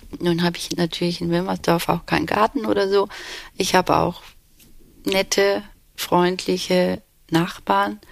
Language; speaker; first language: German; early bilingual, other home language; Turkish